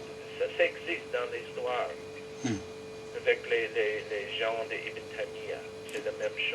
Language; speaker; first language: French; non-native, learner; English